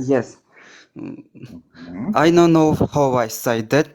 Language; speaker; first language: English; non-native, learner; Armenian